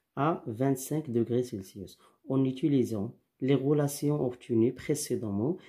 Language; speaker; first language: French; non-native, local second language; Arabic